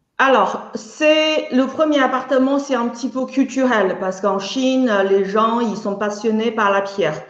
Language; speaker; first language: French; non-native, fluent; Chinese